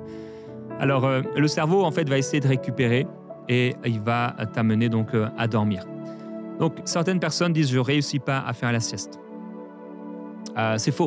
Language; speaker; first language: French; native; French